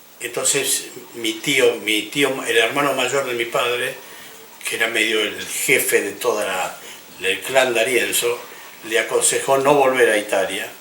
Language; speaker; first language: Spanish; early bilingual, other home language; English